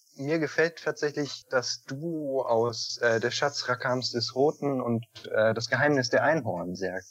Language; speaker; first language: German; native; German